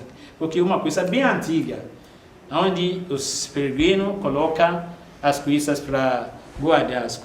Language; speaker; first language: Portuguese; non-native, fluent; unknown